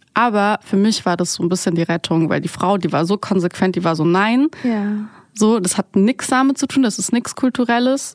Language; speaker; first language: German; early bilingual, other home language; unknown